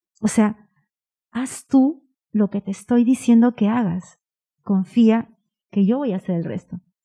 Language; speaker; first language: Spanish; native; Spanish